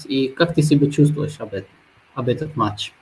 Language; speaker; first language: Russian; non-native, fluent; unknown